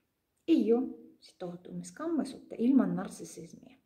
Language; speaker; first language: Finnish; non-native, fluent; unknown